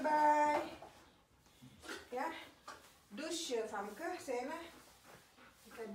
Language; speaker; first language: Dutch; non-native, learner; Indonesian